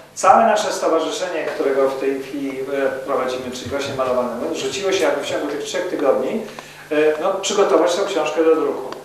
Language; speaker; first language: Polish; native; Polish